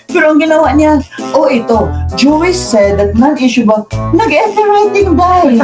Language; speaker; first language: Filipino; non-native, local second language; Cebuano